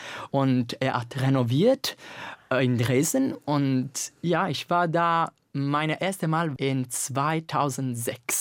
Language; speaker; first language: German; non-native, learner; Italian